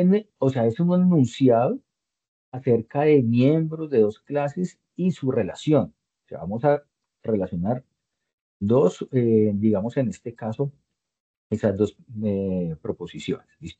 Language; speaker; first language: Spanish; native; Spanish